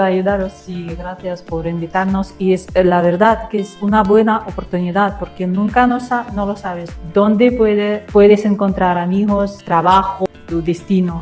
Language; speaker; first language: Spanish; non-native, learner; Russian